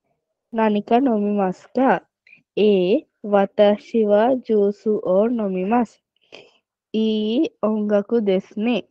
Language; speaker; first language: Japanese; non-native, learner; Sinhala